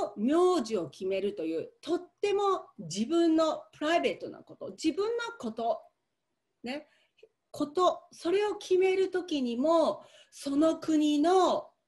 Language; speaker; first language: Japanese; native; Japanese